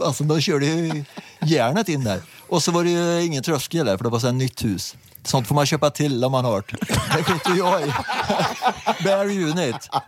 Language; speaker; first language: Swedish; native; Swedish